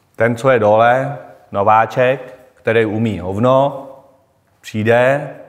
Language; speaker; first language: Czech; non-native, fluent; Vietnamese